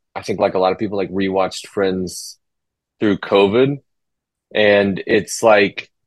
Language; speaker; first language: English; native; English